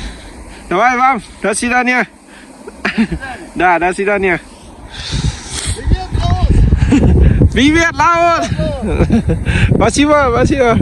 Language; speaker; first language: Russian; non-native, learner; Lao